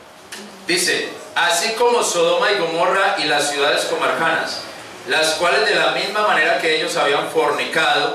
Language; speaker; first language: Spanish; native; Spanish